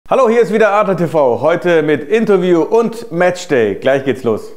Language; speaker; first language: German; native; German